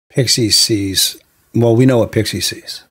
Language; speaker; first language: English; native; English